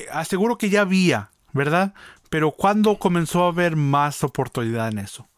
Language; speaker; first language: Spanish; early bilingual, other home language; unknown